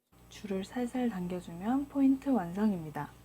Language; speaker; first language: Korean; native; Korean